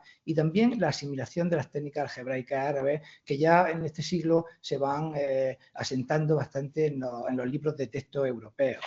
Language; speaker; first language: Spanish; native; Spanish